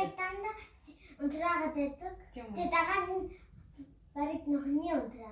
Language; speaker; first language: Mongolian; early bilingual, heritage; Mongolian